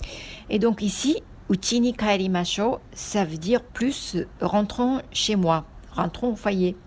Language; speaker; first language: French; non-native, fluent; Japanese